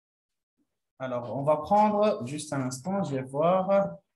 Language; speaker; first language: French; non-native, local second language; Arabic